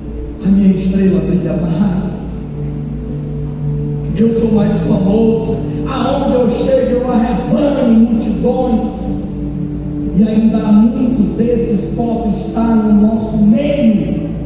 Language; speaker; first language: Portuguese; native; Portuguese